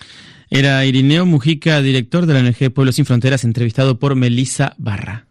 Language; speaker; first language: Spanish; native; Spanish